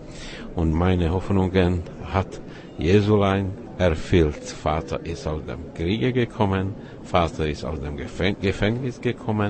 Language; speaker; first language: German; non-native, fluent; Czech